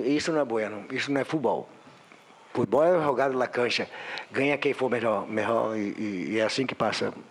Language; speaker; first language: Portuguese; non-native, learner; Spanish